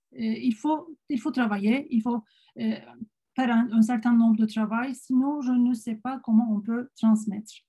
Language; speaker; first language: French; non-native, fluent; Turkish